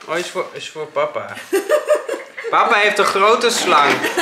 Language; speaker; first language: Dutch; non-native, learner; Indonesian